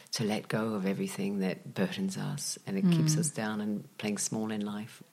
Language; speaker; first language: English; native; English